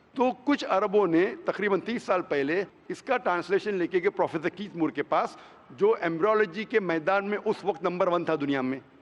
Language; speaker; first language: Hindi; non-native, local second language; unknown